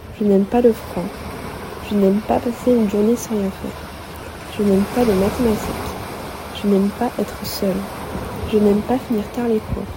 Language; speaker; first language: French; native; French